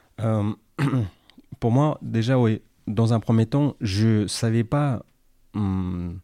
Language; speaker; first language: French; non-native, fluent; Kyrgyz